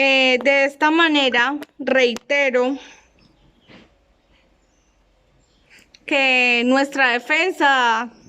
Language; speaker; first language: Spanish; native; Spanish